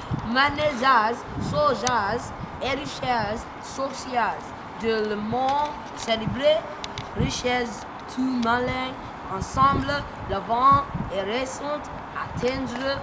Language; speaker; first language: French; non-native, learner; English